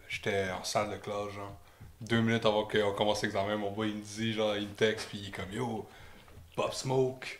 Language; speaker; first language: French; native; French